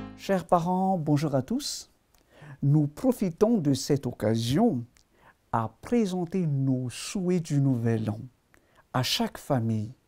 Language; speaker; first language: French; non-native, local second language; Malagasy